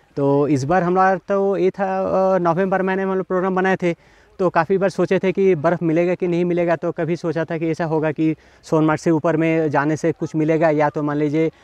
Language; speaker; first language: Hindi; non-native, local second language; Bangla